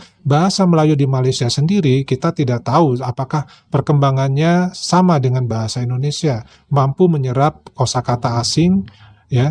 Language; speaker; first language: Indonesian; native; Indonesian